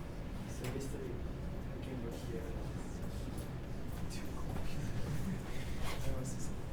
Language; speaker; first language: English; non-native, learner; Japanese